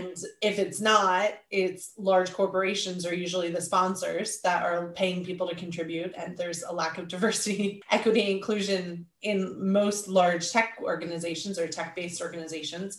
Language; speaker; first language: English; native; English